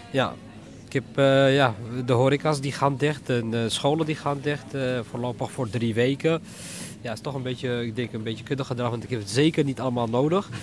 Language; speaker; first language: Dutch; early bilingual, other home language; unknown